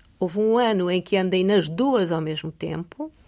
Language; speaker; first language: Portuguese; early bilingual, other home language; Polish